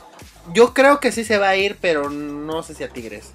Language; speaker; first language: Spanish; native; Spanish